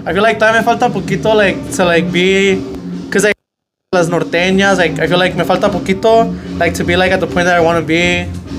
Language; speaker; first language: English; early bilingual, other home language; Spanish